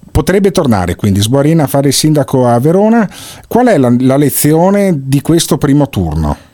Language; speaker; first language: Italian; native; Italian